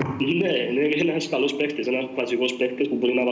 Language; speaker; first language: Greek; early bilingual, other home language; English